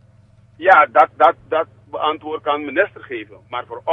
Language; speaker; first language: Dutch; non-native, local second language; Papiamento